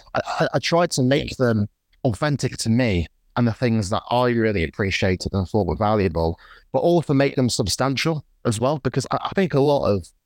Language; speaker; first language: English; native; English